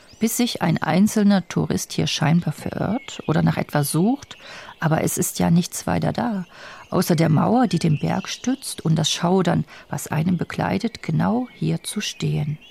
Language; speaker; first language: German; native; German